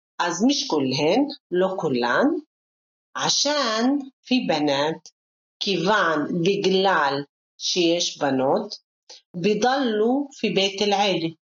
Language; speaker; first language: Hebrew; non-native, local second language; Arabic